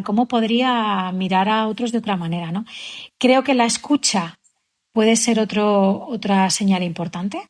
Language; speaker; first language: Spanish; native; Spanish